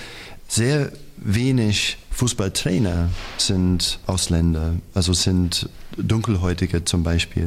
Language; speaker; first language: German; non-native, fluent; English